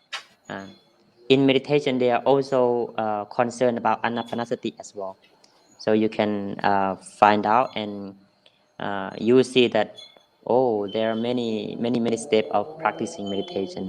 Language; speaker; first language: English; non-native, fluent; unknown